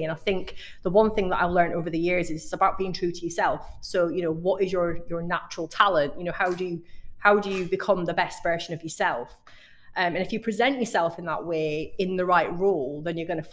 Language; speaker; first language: English; native; English